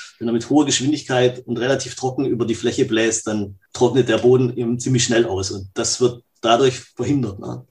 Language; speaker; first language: German; native; German